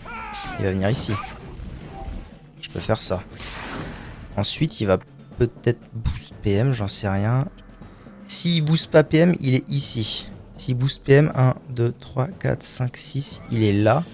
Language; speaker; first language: French; native; French